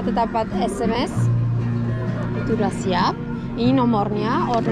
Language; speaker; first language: Indonesian; early bilingual, heritage; Indonesian